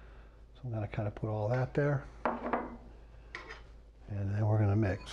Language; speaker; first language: English; native; English